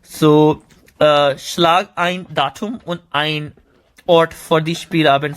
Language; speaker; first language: German; non-native, learner; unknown